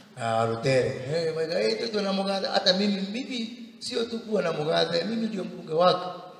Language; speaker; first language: Swahili; non-native, local second language; Kikuyu